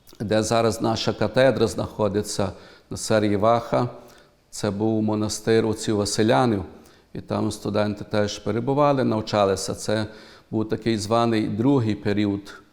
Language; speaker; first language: Ukrainian; early bilingual, heritage; Ukrainian